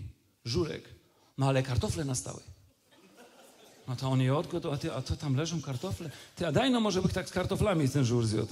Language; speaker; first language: Polish; native; Polish